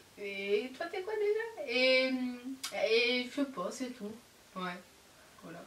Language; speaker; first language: French; native; French